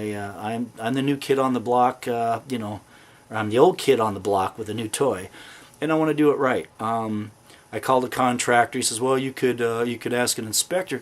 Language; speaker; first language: English; native; English